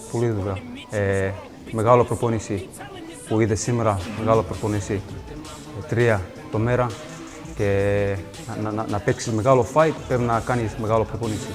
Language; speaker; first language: Greek; early bilingual, heritage; English